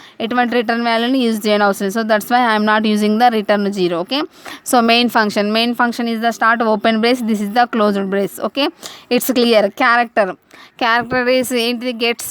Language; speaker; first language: Telugu; native; Telugu